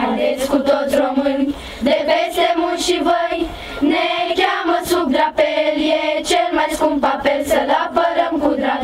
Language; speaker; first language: Romanian; native; Romanian